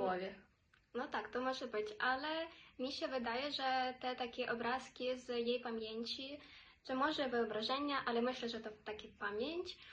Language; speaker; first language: Polish; non-native, fluent; Ukrainian